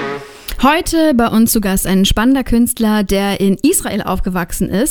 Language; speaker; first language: German; native; German